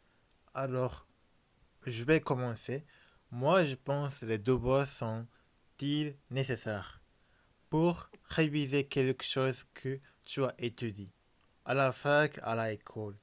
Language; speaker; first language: French; non-native, learner; Japanese